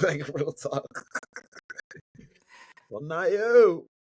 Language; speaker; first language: English; native; English